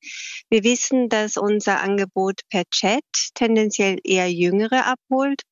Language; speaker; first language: German; native; German